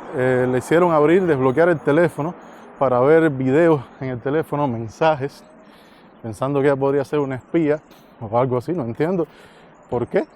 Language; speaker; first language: Spanish; native; Spanish